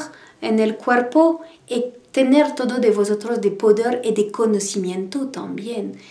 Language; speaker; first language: Spanish; non-native, learner; French